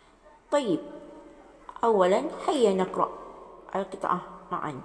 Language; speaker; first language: Arabic; non-native, fluent; Malay